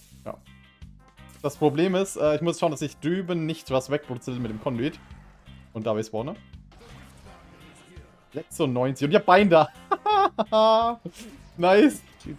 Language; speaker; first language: German; native; German